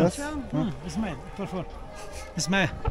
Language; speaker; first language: German; non-native, learner; Spanish